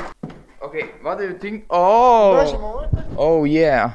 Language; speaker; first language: English; non-native, fluent; Croatian